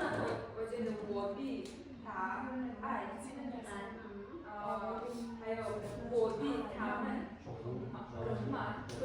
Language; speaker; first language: Chinese; non-native, learner; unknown